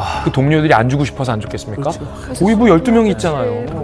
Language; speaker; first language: Korean; native; Korean